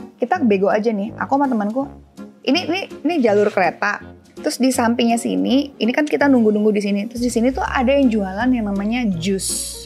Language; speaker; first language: Indonesian; native; Indonesian